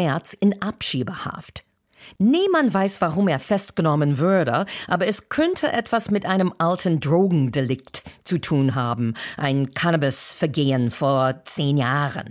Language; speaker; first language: German; non-native, fluent; English